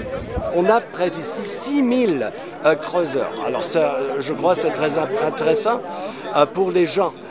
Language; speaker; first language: French; non-native, fluent; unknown